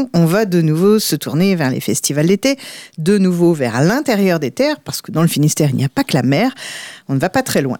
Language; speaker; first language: French; native; French